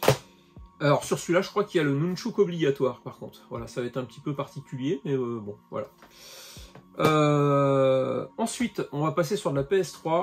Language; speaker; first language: French; native; French